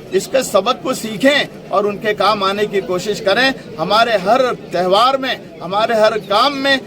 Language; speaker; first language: Urdu; non-native, local second language; Gujarati